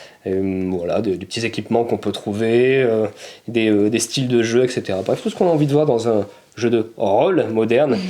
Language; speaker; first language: French; native; French